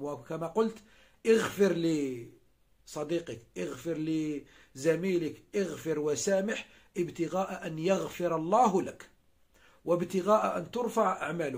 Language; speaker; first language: Arabic; native; Arabic